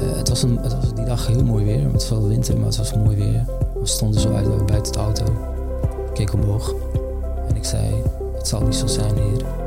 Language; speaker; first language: Dutch; early bilingual, other home language; Armenian